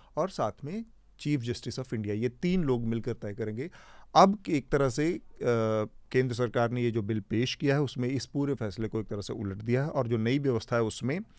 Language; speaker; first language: Hindi; native; Hindi